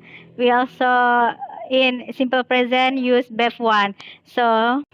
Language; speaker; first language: English; non-native, fluent; Indonesian